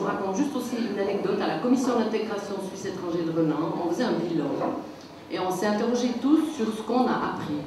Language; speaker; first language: French; native; French